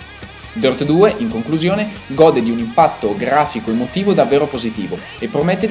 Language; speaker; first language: Italian; native; Italian